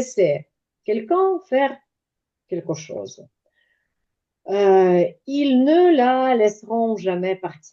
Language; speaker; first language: French; non-native, fluent; Ukrainian